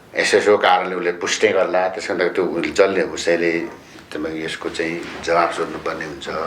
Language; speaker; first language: Nepali; non-native, local second language; Limbu